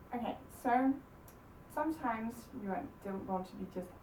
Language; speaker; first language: English; non-native, fluent; Danish